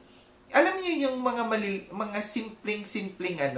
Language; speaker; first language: Filipino; native; Filipino